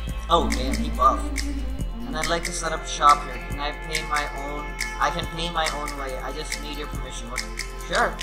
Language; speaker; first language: English; non-native, local second language; Urdu